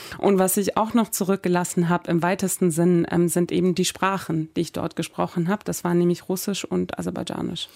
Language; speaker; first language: German; early bilingual, other home language; Persian